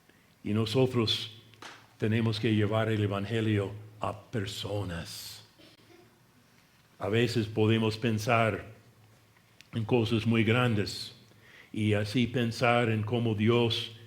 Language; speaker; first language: Spanish; non-native, fluent; English